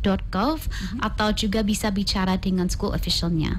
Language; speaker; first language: Indonesian; non-native, fluent; English